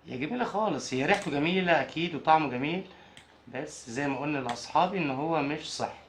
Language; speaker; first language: Arabic; native; Arabic